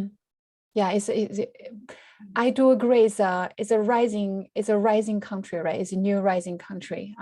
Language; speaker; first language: English; non-native, fluent; Chinese